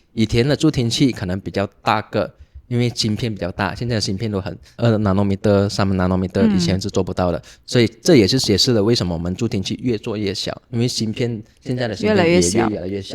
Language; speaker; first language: Chinese; non-native, local second language; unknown